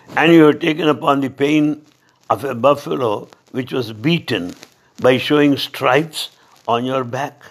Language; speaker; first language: English; non-native, local second language; Telugu